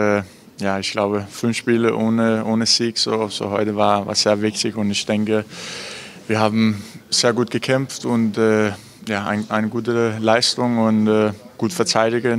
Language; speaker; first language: German; non-native, learner; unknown